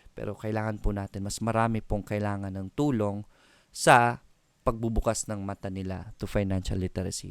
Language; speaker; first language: Filipino; native; Filipino